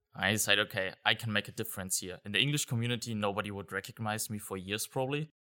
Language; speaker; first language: English; non-native, fluent; German